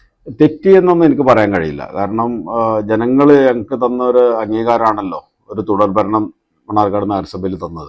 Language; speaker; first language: Malayalam; native; Malayalam